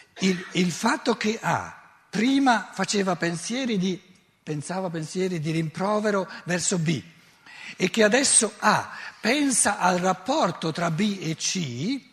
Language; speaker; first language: Italian; native; Italian